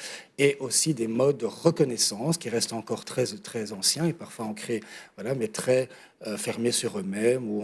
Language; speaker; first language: French; native; French